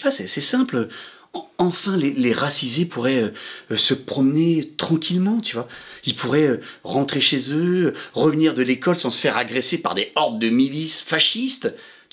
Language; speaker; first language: French; native; French